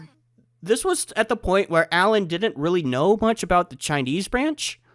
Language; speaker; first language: English; native; English